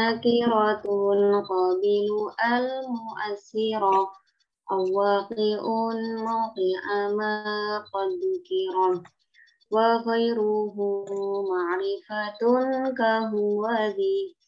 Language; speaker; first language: Arabic; non-native, fluent; Indonesian